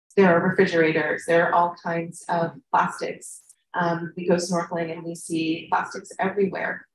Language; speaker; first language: English; native; English